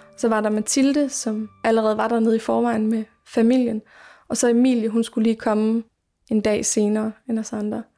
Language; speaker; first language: Danish; native; Danish